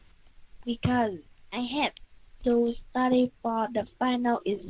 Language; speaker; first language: English; non-native, learner; Vietnamese